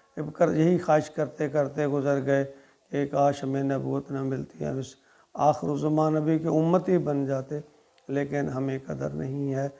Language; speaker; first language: Urdu; native; Urdu